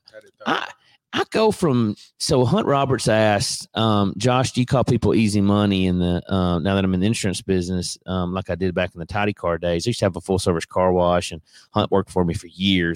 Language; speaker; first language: English; native; English